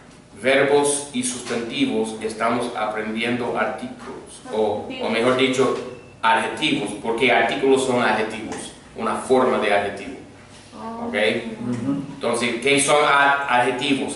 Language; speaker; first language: Spanish; non-native, fluent; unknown